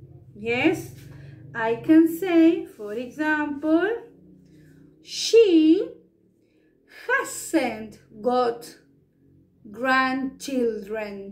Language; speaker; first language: English; non-native, fluent; Spanish